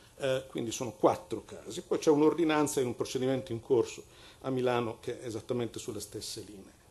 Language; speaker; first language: Italian; native; Italian